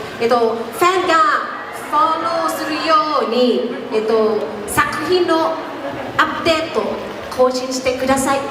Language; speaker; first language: Japanese; non-native, learner; Thai